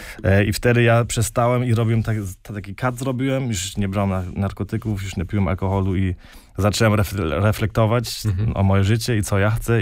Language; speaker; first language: Polish; early bilingual, heritage; Polish